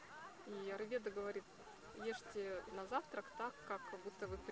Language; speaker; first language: Russian; native; Russian